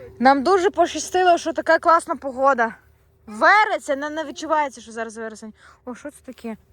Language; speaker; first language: Ukrainian; native; Ukrainian